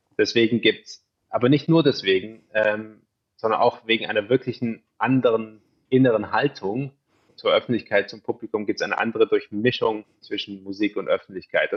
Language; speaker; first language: German; early bilingual, other home language; English